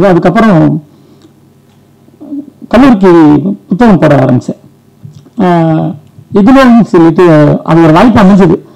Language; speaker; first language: Tamil; native; Tamil